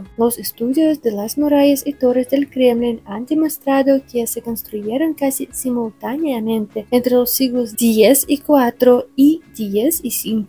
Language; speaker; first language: Spanish; non-native, fluent; Russian